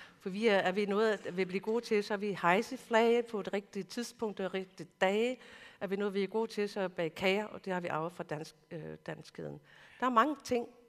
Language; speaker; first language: Danish; non-native, local second language; Kalaallisut